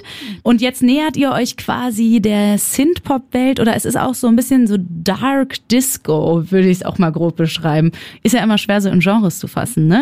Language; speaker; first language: German; native; German